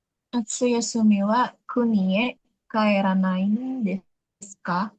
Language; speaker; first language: Japanese; non-native, learner; Indonesian